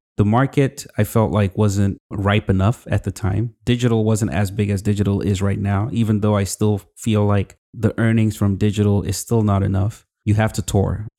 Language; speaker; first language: English; non-native, local second language; Yoruba